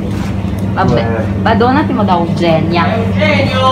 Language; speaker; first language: Italian; non-native, learner; Filipino